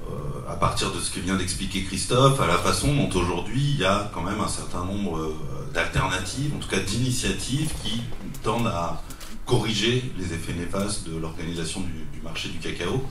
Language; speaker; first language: French; native; French